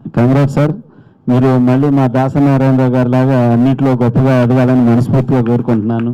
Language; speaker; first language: Telugu; native; Telugu